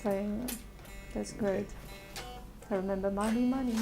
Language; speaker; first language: English; non-native, learner; Russian